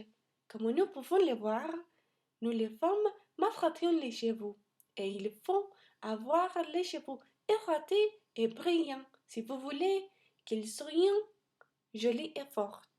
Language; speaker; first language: French; non-native, learner; Spanish